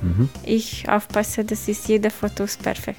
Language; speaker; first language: German; non-native, fluent; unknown